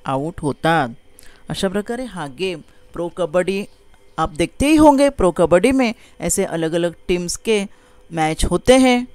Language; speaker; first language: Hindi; non-native, local second language; Marathi